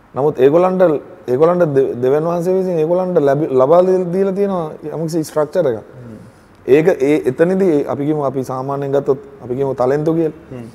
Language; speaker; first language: Sinhala; native; Sinhala